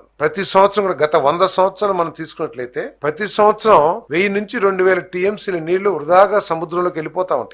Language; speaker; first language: Telugu; native; Telugu